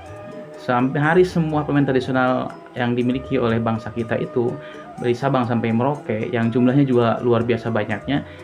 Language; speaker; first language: Indonesian; non-native, local second language; Sundanese